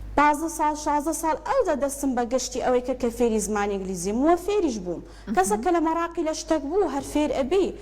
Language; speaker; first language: Central Kurdish; early bilingual, heritage; Central Kurdish